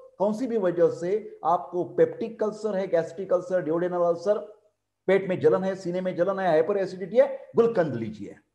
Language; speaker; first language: Hindi; non-native, local second language; Marathi